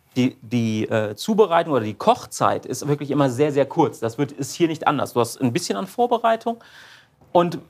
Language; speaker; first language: German; native; German